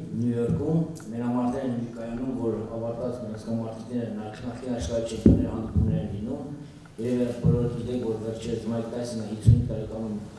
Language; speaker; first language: Armenian; native; Armenian